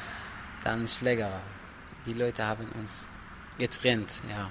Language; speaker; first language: German; non-native, learner; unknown